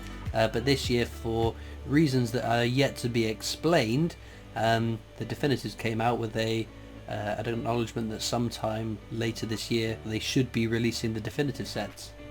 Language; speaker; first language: English; native; English